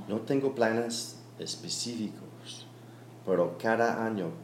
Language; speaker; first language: Spanish; non-native, learner; English